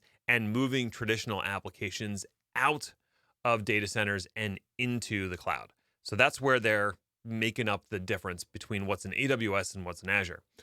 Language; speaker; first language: English; native; English